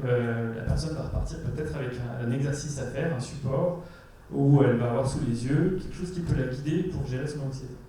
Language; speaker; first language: French; native; French